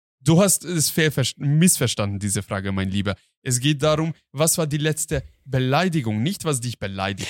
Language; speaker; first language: German; non-native, fluent; Hungarian